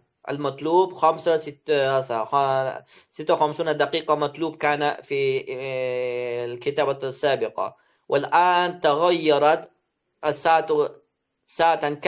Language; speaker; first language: Arabic; non-native, fluent; Uzbek